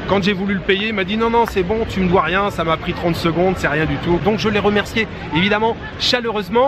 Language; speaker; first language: French; native; French